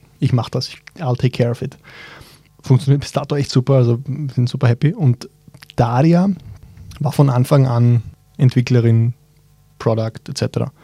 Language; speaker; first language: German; early bilingual, other home language; Bosnian